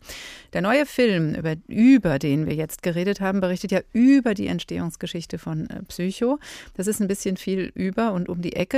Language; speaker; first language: German; native; German